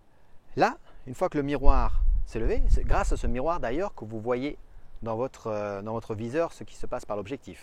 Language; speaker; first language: French; native; French